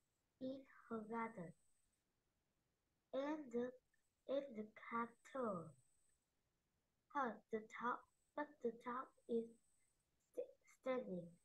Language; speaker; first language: English; non-native, learner; Vietnamese